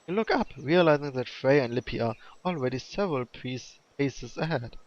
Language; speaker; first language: English; non-native, fluent; German